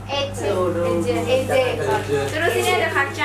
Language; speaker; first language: Turkish; non-native, learner; Indonesian